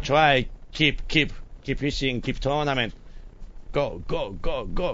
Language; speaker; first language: English; non-native, learner; Japanese